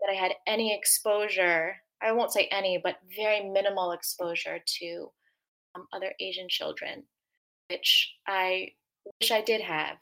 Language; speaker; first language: English; native; English